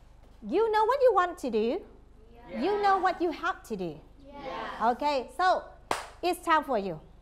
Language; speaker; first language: English; non-native, fluent; Vietnamese